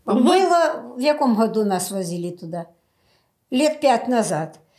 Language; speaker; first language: Russian; non-native, local second language; Ukrainian